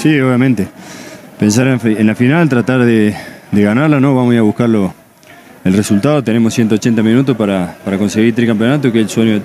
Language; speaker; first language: Spanish; native; Spanish